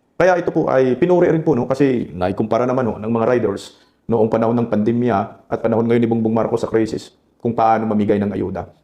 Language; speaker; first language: Filipino; non-native, local second language; Cebuano